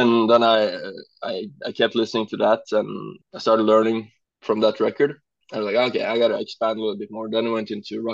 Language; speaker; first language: English; non-native, fluent; Norwegian